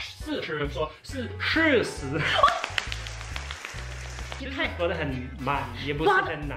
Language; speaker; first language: Chinese; non-native, learner; Danish